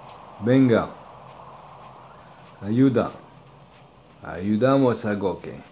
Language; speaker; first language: Spanish; non-native, learner; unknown